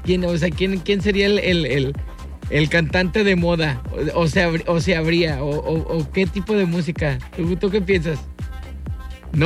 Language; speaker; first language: Spanish; native; Spanish